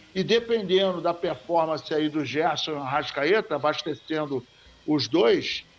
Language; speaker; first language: Portuguese; native; Portuguese